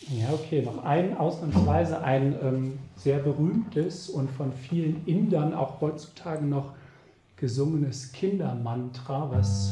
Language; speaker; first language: German; native; German